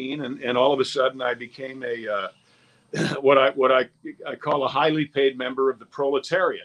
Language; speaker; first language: English; native; English